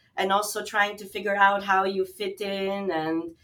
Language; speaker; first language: English; non-native, fluent; Albanian